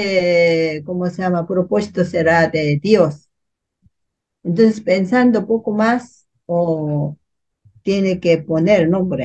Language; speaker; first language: Spanish; non-native, learner; Korean